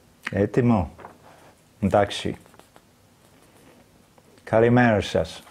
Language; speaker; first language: Greek; non-native, learner; English